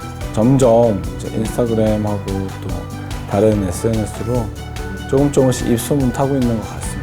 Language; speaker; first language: Korean; native; Korean